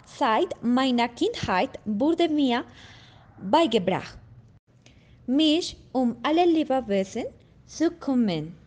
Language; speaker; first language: German; non-native, learner; Spanish